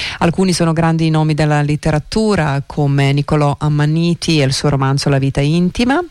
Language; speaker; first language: Italian; non-native, fluent; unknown